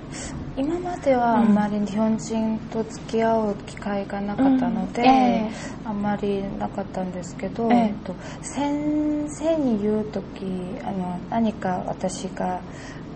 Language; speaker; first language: Japanese; non-native, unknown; Korean